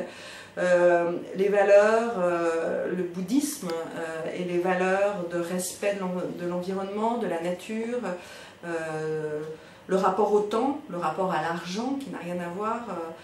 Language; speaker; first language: French; native; French